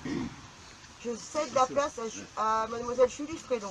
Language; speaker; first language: French; native; French